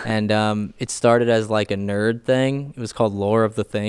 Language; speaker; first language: English; native; English